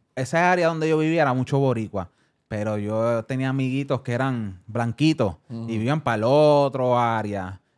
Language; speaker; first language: Spanish; early bilingual, heritage; Spanish